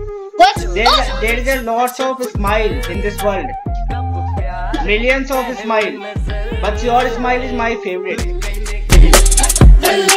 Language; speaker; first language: English; non-native, local second language; Hindi